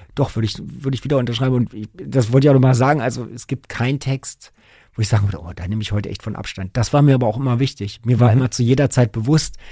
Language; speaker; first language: German; native; German